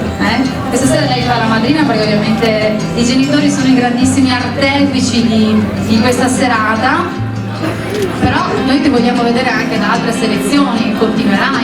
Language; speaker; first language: Italian; native; Italian